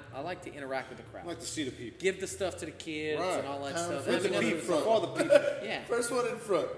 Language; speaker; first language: English; native; English